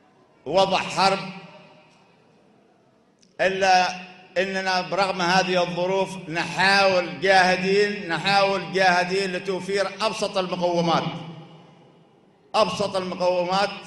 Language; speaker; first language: Arabic; native; Arabic